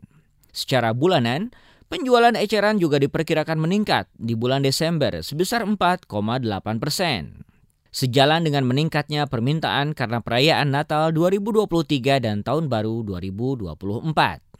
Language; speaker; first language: Indonesian; native; Indonesian